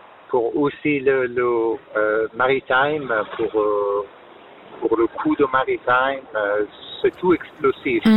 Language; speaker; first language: French; non-native, fluent; Persian